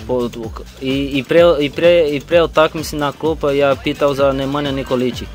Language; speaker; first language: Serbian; non-native, learner; Portuguese